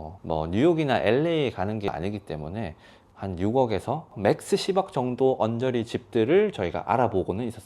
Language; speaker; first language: Korean; non-native, local second language; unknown